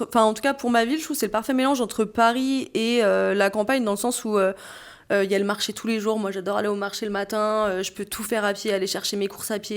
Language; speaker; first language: French; native; French